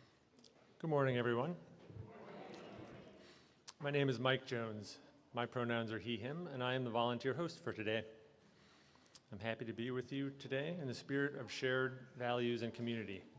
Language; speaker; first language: English; native; English